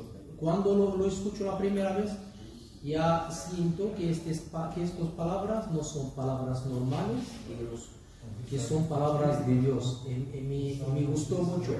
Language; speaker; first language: Spanish; non-native, learner; Arabic